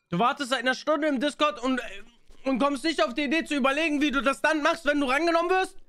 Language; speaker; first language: German; native; German